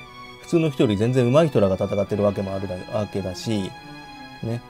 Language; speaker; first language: Japanese; native; Japanese